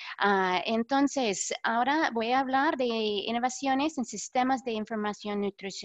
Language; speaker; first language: Spanish; non-native, fluent; English